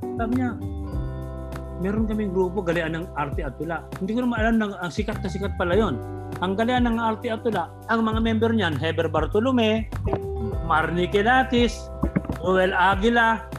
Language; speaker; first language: Filipino; non-native, local second language; Bikol